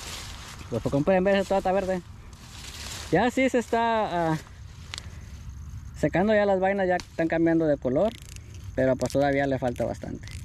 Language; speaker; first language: Spanish; native; Spanish